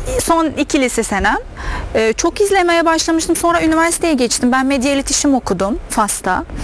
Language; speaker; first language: Turkish; non-native, fluent; Arabic